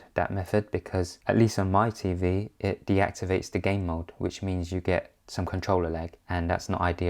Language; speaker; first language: English; native; English